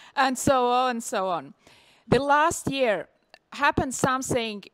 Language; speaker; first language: English; non-native, fluent; Latvian